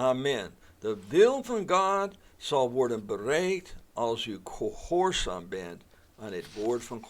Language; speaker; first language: Dutch; non-native, fluent; English